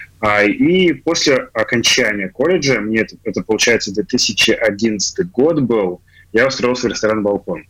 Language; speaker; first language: Russian; native; Russian